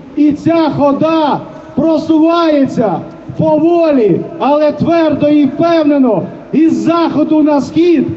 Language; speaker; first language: Ukrainian; native; Ukrainian